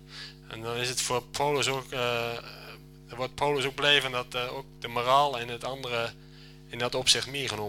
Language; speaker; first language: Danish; non-native, learner; Dutch